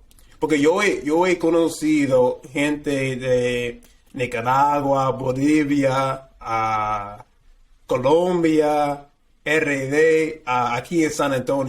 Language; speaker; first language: Spanish; non-native, fluent; English